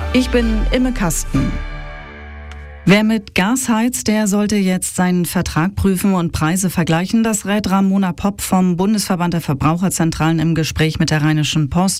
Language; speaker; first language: German; native; German